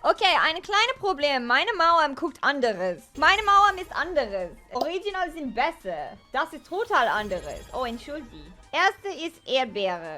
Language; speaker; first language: German; non-native, learner; English